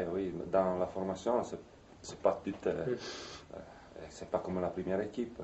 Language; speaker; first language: French; non-native, fluent; Italian